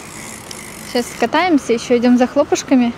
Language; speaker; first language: Russian; native; Russian